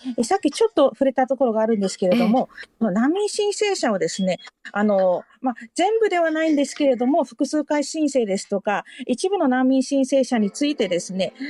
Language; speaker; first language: Japanese; native; Japanese